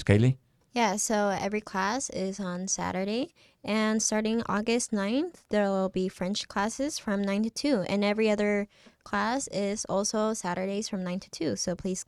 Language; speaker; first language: English; non-native, fluent; Spanish